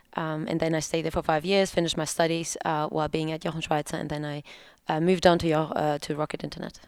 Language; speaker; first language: English; non-native, fluent; German